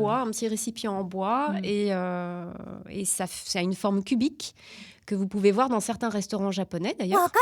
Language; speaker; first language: French; native; French